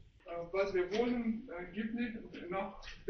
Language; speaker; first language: German; non-native, learner; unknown